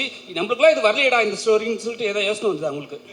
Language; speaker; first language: Tamil; native; Tamil